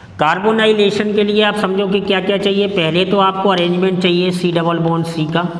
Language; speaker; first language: Hindi; native; Hindi